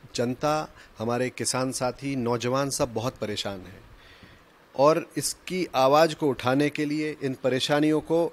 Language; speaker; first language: Hindi; native; Hindi